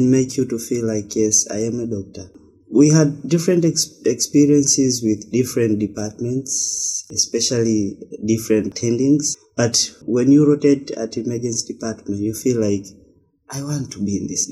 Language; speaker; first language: English; non-native, local second language; Swahili